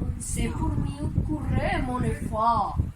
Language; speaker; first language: French; non-native, learner; Spanish